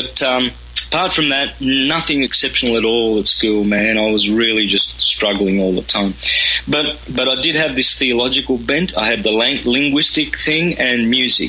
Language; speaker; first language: English; native; English